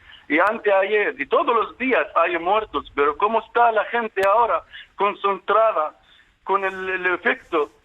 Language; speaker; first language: Spanish; non-native, fluent; Arabic